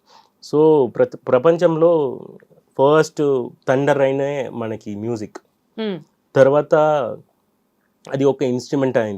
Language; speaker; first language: Telugu; non-native, learner; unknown